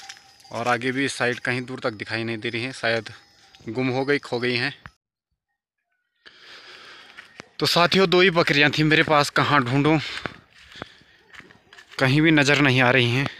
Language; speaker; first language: Hindi; native; Hindi